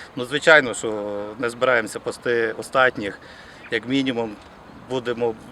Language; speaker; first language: Ukrainian; native; Ukrainian